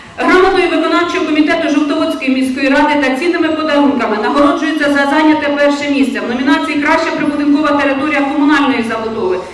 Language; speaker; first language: Ukrainian; native; Ukrainian